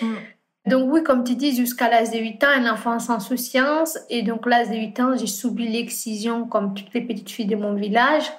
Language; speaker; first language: French; non-native, fluent; Fula